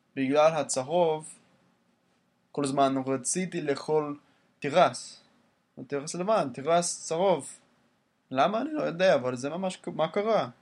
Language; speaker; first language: Hebrew; non-native, learner; English